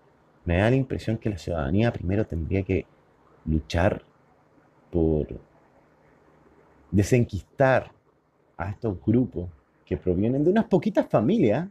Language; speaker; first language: Spanish; native; Spanish